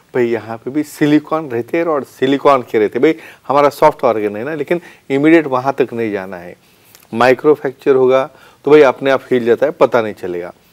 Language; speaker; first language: Hindi; non-native, local second language; Marathi